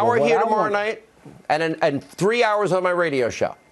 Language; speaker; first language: English; native; English